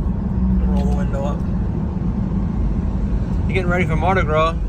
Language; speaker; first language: English; native; English